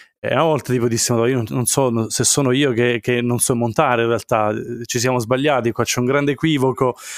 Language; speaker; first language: Italian; native; Italian